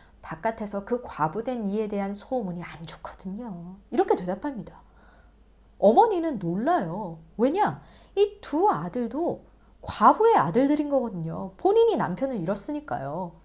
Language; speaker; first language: Korean; native; Korean